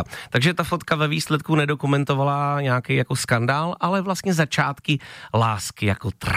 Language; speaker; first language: Czech; native; Czech